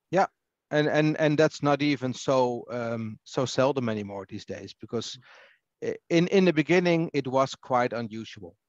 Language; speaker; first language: English; non-native, fluent; Dutch